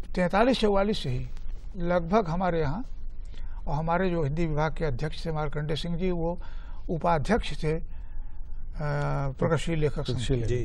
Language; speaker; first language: Hindi; native; Hindi